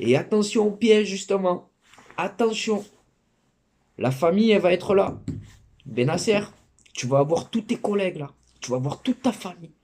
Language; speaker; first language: French; native; French